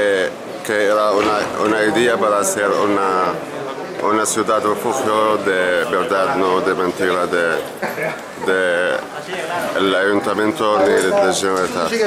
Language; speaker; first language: Spanish; non-native, fluent; Arabic